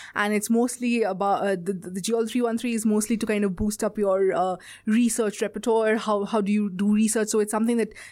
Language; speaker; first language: English; non-native, local second language; Bangla